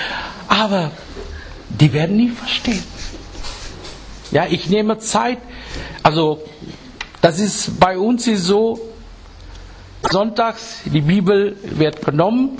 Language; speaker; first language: German; non-native, fluent; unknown